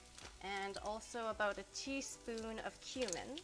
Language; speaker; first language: English; native; English